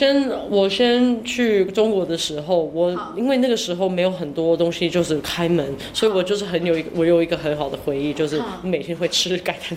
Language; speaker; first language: Chinese; early bilingual, heritage; English